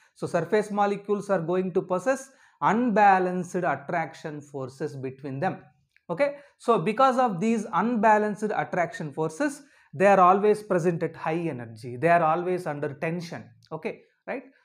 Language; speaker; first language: English; non-native, local second language; Telugu